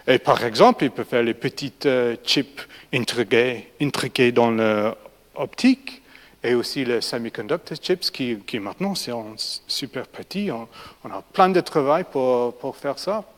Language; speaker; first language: French; non-native, fluent; English